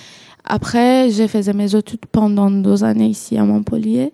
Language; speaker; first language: French; non-native, learner; Persian